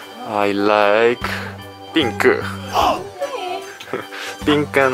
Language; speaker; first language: English; non-native, learner; Japanese